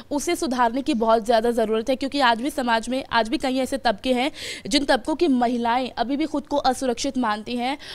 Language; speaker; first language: Hindi; native; Hindi